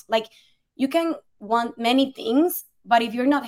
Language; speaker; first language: English; non-native, fluent; Spanish